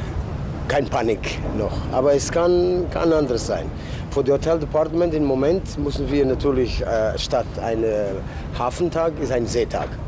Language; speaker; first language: German; non-native, learner; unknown